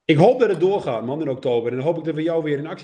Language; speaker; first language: Dutch; native; Dutch